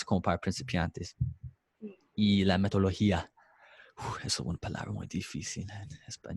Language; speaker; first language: Spanish; non-native, fluent; English